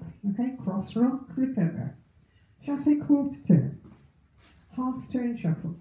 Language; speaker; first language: English; native; English